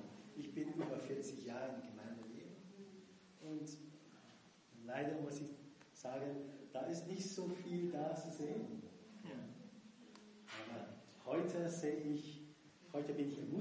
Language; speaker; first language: German; non-native, fluent; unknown